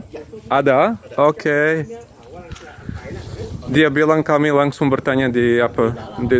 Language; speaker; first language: Indonesian; non-native, learner; English